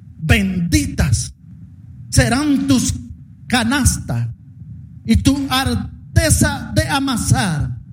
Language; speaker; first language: Spanish; native; Spanish